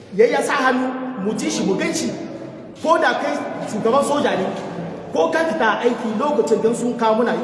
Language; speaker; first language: Hausa; non-native, local second language; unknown